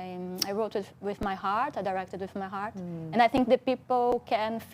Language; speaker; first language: English; non-native, fluent; Portuguese